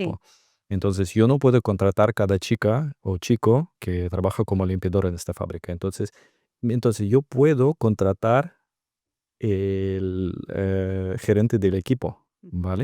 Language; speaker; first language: Spanish; non-native, fluent; Russian